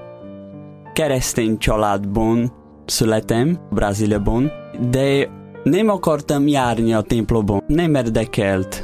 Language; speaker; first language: Hungarian; non-native, learner; Portuguese